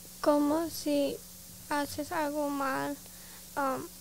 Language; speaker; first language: Spanish; early bilingual, heritage; Spanish